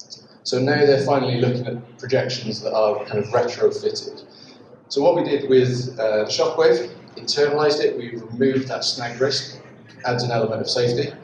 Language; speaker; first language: English; native; English